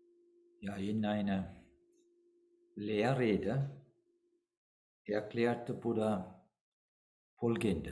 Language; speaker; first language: German; non-native, fluent; Sinhala